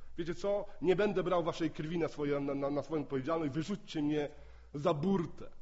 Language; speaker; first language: Polish; native; Polish